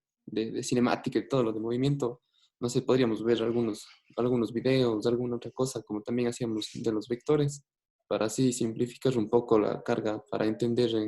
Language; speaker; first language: Spanish; native; Spanish